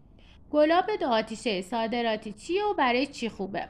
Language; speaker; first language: Persian; native; Persian